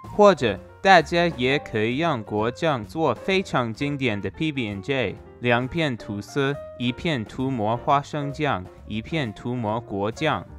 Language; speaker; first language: Chinese; non-native, fluent; English